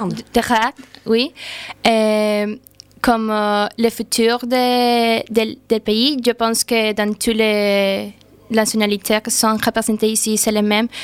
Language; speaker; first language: French; non-native, learner; Spanish